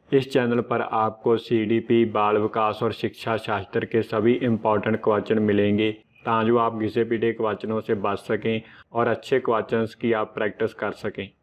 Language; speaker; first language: Hindi; non-native, local second language; Punjabi